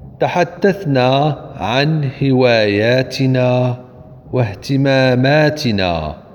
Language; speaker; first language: Arabic; non-native, learner; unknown